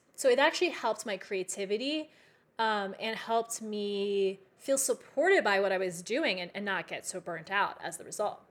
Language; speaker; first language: English; native; English